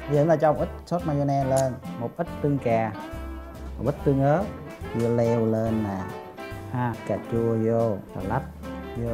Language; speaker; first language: Vietnamese; native; Vietnamese